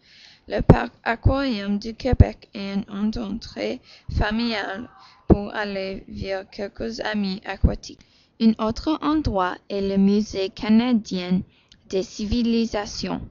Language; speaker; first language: French; non-native, learner; English